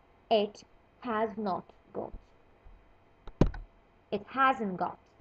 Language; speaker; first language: English; non-native, fluent; Lithuanian